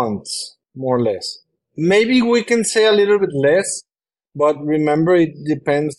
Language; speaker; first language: English; non-native, fluent; Spanish